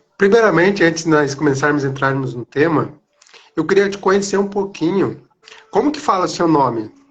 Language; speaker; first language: Portuguese; native; Portuguese